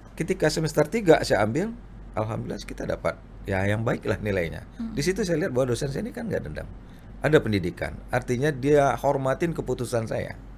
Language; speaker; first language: Indonesian; non-native, local second language; Minangkabau